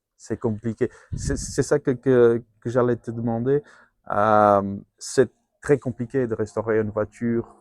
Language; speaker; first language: French; non-native, fluent; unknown